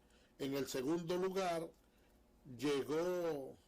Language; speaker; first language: Spanish; native; Spanish